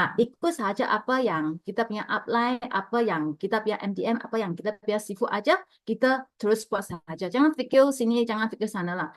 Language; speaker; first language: Malay; non-native, local second language; Chinese